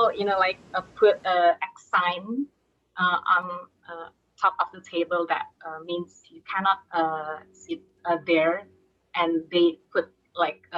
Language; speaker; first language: English; non-native, fluent; Indonesian